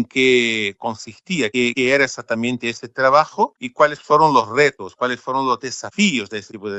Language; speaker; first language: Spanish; non-native, fluent; Portuguese